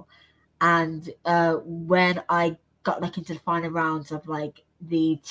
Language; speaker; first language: English; native; English